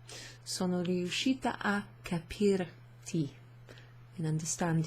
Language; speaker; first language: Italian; non-native, fluent; English